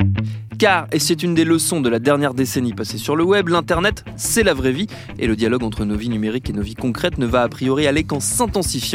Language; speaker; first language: French; native; French